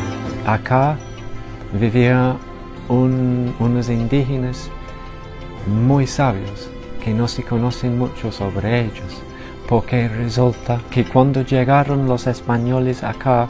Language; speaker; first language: Spanish; non-native, fluent; English